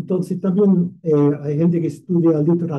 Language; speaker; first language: Spanish; non-native, fluent; English